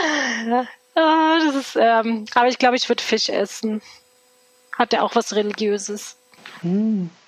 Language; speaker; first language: German; early bilingual, other home language; Turkish